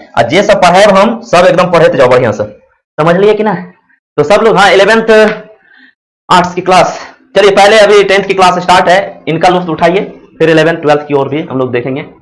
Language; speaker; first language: Hindi; native; Hindi